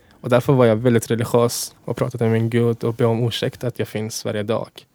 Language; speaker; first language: Swedish; non-native, fluent; Persian